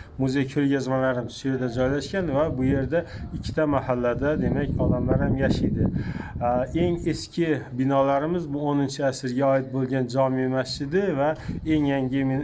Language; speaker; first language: Uzbek; native; Uzbek